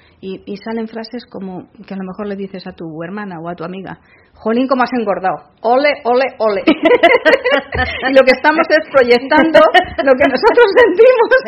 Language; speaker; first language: Spanish; native; Spanish